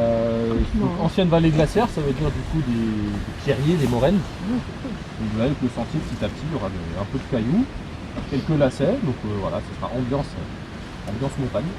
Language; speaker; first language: French; native; French